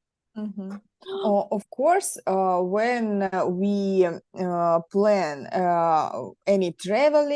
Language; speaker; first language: English; non-native, learner; Russian